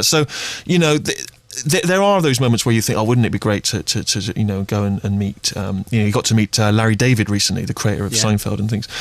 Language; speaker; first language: English; native; English